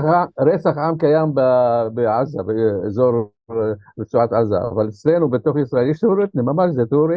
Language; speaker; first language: Hebrew; non-native, local second language; Arabic